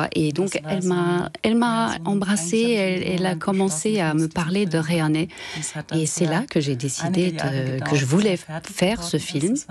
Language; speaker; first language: French; non-native, fluent; German